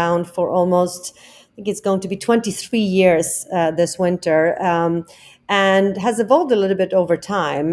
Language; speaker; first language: English; non-native, fluent; Swedish